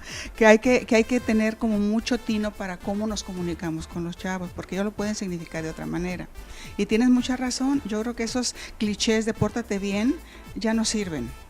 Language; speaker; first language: Spanish; native; Spanish